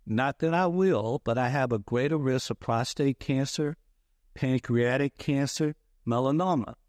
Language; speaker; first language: English; native; English